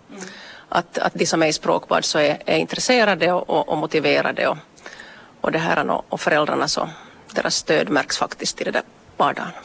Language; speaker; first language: Swedish; native; Swedish